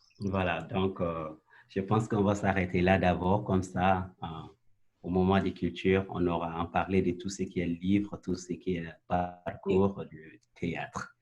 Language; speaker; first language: French; non-native, local second language; Bambara